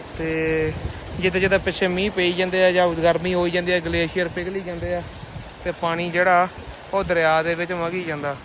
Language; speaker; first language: Punjabi; native; Punjabi